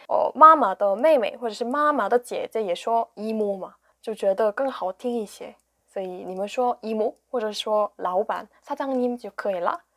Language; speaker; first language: Chinese; non-native, fluent; Korean